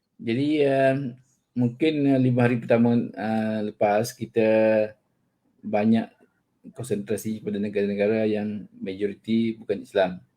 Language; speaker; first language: Malay; native; Malay